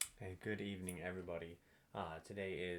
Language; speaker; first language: English; native; English